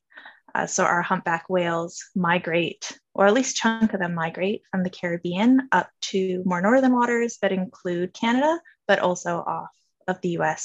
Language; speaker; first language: English; native; English